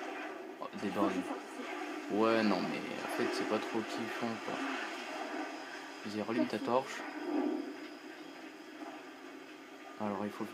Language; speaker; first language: French; native; French